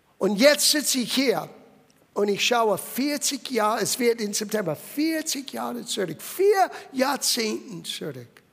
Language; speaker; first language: German; non-native, fluent; English